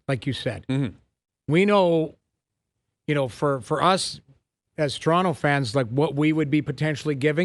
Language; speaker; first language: English; native; English